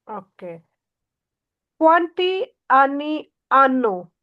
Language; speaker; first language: Italian; non-native, learner; Urdu